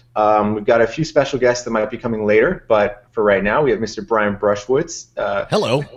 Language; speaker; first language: English; native; English